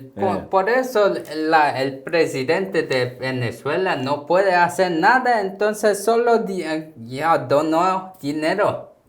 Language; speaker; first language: Spanish; non-native, fluent; Korean